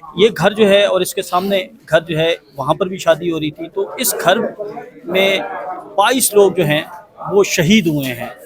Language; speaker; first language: Urdu; non-native, local second language; Pashto